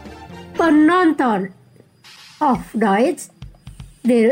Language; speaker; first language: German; non-native, fluent; Indonesian